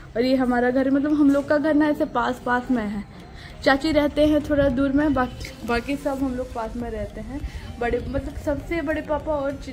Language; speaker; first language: Hindi; non-native, local second language; Odia